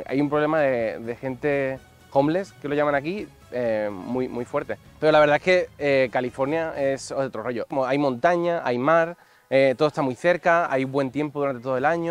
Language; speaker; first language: Spanish; native; Spanish